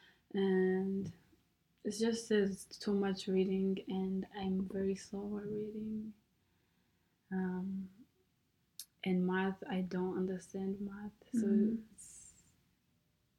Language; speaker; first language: English; non-native, local second language; Kinyarwanda